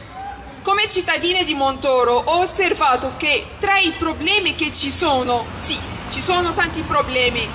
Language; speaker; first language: Italian; early bilingual, other home language; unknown